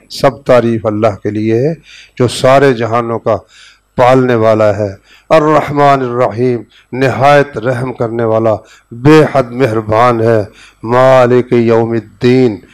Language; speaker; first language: Urdu; native; Urdu